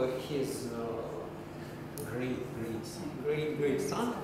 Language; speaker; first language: English; non-native, fluent; Russian